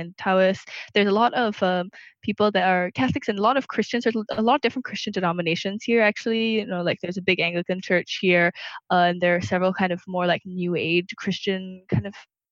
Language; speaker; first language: English; native; English